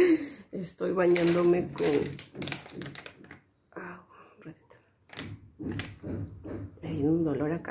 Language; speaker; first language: Spanish; native; Spanish